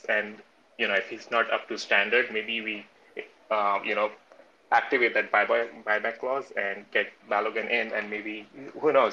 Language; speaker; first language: English; non-native, local second language; Hindi